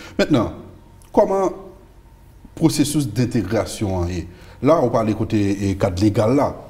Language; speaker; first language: French; non-native, local second language; Haitian Creole